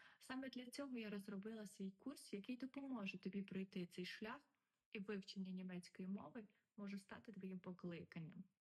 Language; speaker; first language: Ukrainian; native; Ukrainian